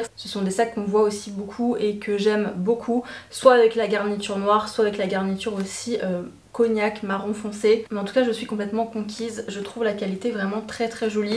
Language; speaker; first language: French; native; French